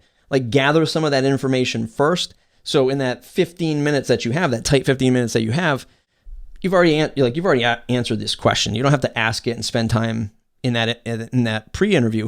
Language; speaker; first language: English; native; English